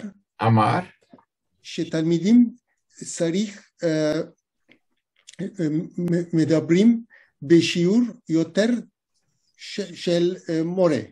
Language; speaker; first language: Hebrew; non-native, learner; Turkish